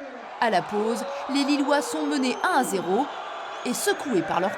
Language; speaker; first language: French; native; French